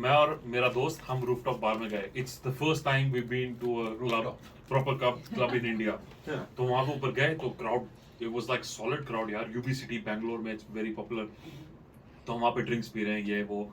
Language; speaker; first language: Hindi; native; Hindi